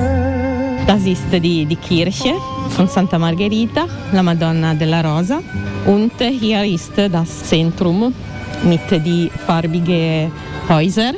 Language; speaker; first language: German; non-native, learner; Italian